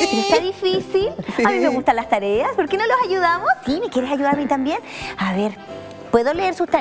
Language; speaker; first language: Spanish; native; Spanish